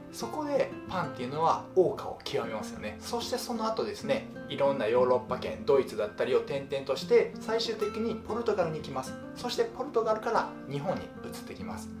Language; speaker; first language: Japanese; native; Japanese